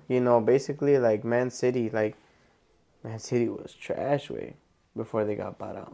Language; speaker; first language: English; early bilingual, other home language; Spanish